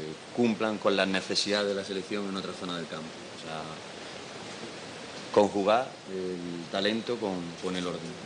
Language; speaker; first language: Spanish; native; Spanish